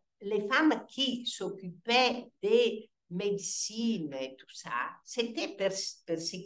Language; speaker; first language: French; non-native, fluent; Italian